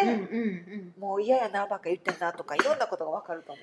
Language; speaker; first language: Japanese; native; Japanese